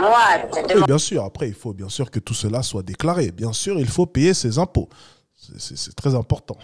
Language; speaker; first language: French; native; French